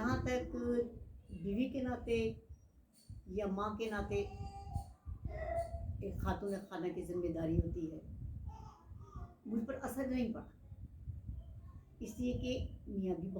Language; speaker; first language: Urdu; native; Urdu